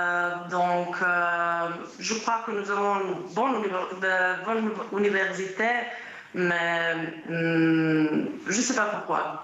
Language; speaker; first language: French; non-native, fluent; Croatian